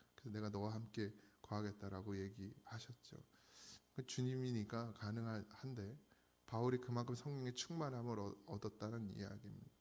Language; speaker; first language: Korean; native; Korean